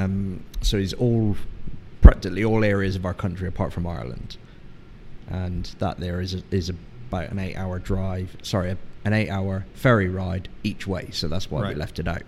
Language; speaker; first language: English; native; English